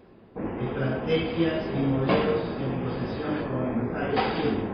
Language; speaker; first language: Spanish; non-native, learner; Chinese